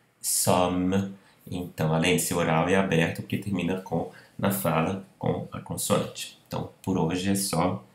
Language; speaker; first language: Portuguese; native; Portuguese